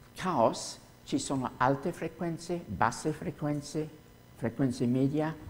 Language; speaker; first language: Italian; non-native, fluent; English